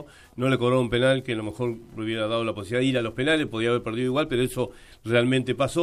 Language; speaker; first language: Spanish; native; Spanish